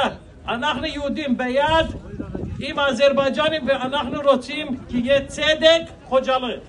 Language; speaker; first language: Hebrew; non-native, fluent; Azerbaijani